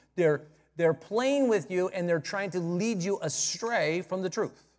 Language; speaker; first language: English; native; English